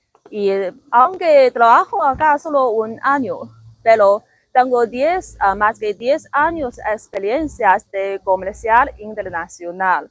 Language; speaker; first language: Spanish; non-native, learner; Chinese